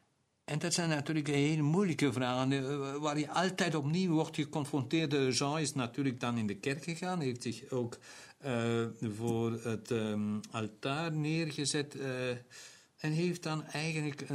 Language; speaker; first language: Dutch; non-native, local second language; German